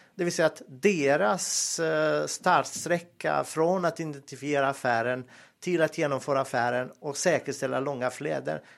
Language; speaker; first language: Swedish; non-native, fluent; Serbian